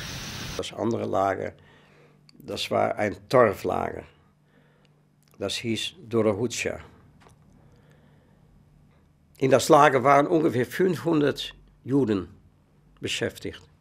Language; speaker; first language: German; non-native, fluent; Dutch